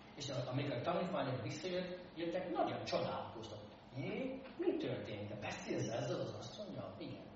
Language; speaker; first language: Hungarian; non-native, fluent; English